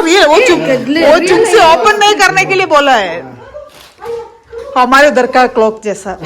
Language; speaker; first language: Hindi; non-native, local second language; Malayalam